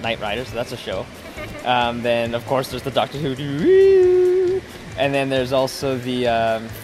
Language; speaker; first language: English; early bilingual, other home language; Cantonese